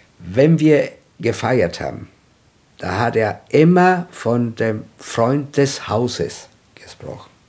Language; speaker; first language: German; non-native, fluent; Italian